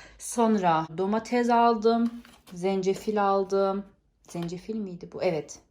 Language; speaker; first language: Turkish; early bilingual, heritage; Turkish